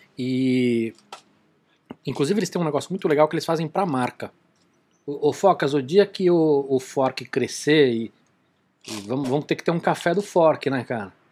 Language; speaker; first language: Portuguese; native; Portuguese